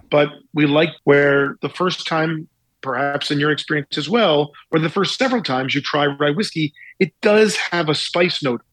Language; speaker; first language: English; native; English